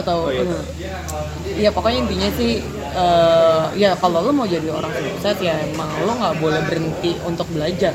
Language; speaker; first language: Indonesian; native; Indonesian